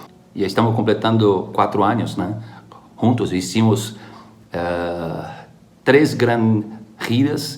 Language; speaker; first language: Spanish; non-native, fluent; Portuguese